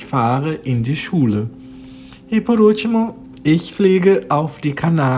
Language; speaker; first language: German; non-native, fluent; Portuguese